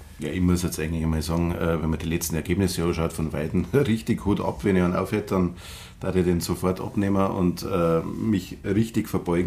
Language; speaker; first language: German; native; German